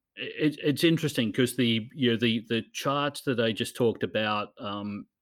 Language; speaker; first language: English; native; English